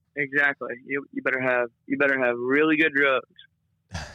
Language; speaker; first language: English; native; English